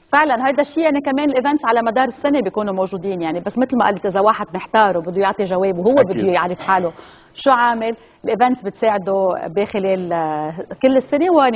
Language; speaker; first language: Arabic; native; Arabic